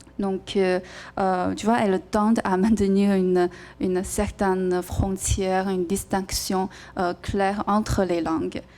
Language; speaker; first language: French; non-native, fluent; Chinese